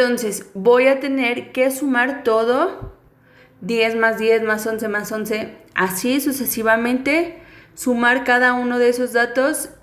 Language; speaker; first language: Spanish; native; Spanish